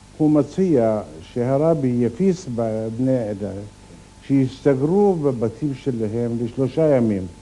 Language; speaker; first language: Hebrew; non-native, fluent; Arabic